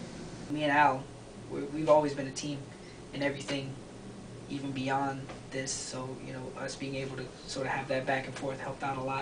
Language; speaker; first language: English; native; English